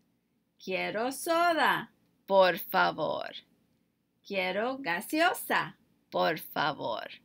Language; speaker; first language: Spanish; non-native, learner; English